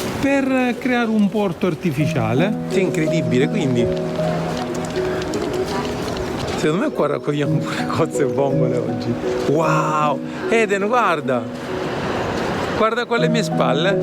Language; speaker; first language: Italian; native; Italian